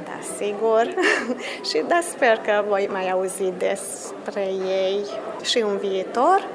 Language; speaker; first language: Romanian; early bilingual, heritage; Romanian